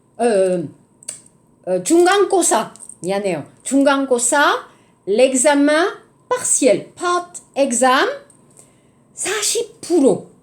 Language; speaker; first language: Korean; non-native, learner; French